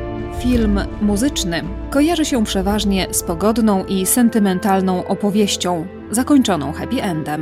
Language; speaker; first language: Polish; native; Polish